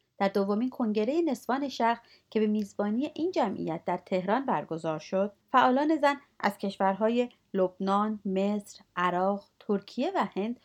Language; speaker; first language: Persian; native; Persian